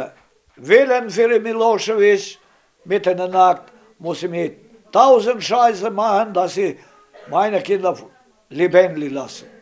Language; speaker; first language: German; non-native, learner; Romany